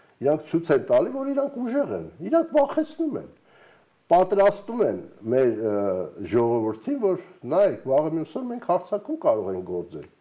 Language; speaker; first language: Armenian; native; Armenian